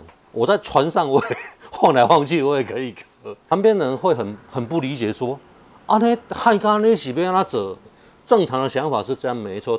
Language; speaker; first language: Chinese; non-native, local second language; Min Nan Chinese